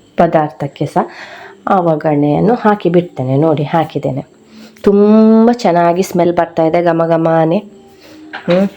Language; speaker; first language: Kannada; non-native, local second language; Tulu